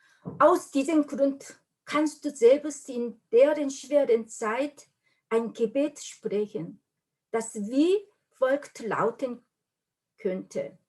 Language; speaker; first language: German; non-native, learner; Korean